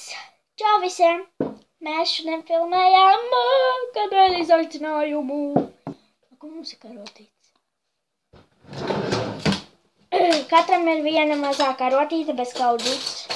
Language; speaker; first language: Latvian; native; Latvian